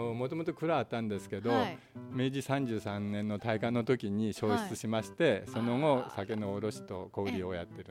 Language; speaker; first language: Japanese; native; Japanese